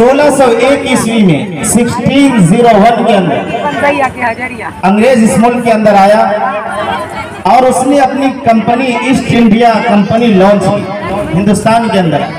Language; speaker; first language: Urdu; native; Urdu